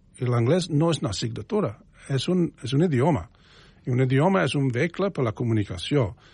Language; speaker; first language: Catalan; non-native, fluent; English